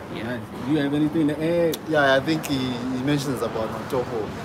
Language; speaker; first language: English; non-native, local second language; North Ndebele